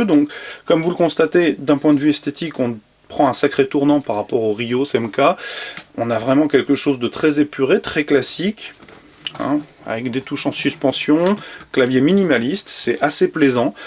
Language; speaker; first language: French; native; French